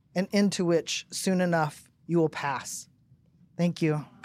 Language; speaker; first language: English; native; English